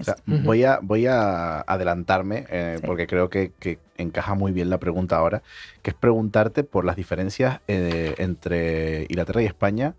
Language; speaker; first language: Spanish; native; Spanish